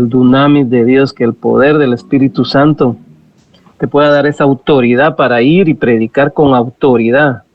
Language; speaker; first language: Spanish; native; Spanish